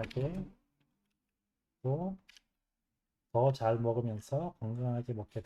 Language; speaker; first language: Korean; non-native, fluent; English